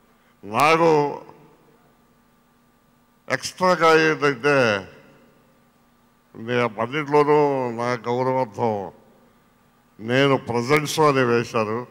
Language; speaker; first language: Telugu; native; Telugu